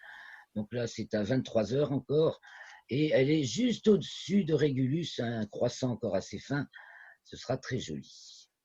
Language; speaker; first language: French; native; French